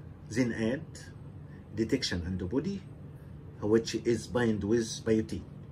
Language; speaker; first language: English; non-native, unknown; Arabic